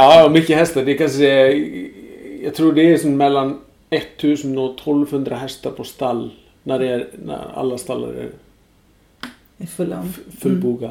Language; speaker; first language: Swedish; non-native, fluent; Icelandic